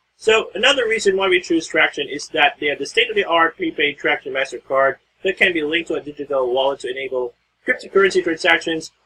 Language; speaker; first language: English; non-native, local second language; Filipino